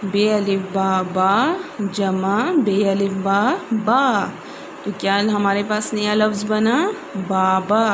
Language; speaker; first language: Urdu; non-native, local second language; Pashto